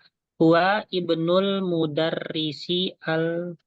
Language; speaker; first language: Arabic; non-native, fluent; Indonesian